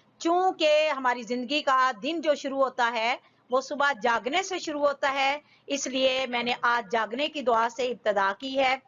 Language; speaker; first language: Urdu; native; Urdu